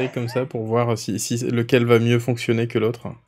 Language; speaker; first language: French; native; French